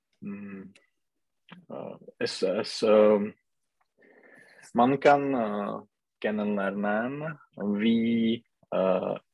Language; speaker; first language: German; non-native, learner; Czech